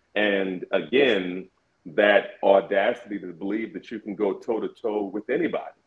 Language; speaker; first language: English; native; English